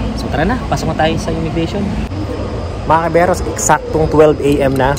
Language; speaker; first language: Filipino; native; Filipino